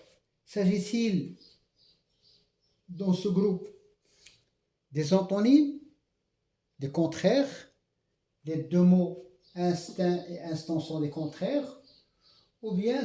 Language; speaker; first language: French; non-native, local second language; Arabic